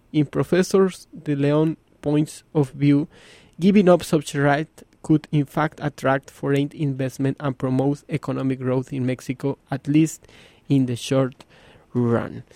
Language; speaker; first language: English; non-native, fluent; Spanish